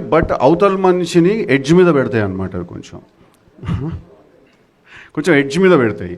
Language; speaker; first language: Telugu; native; Telugu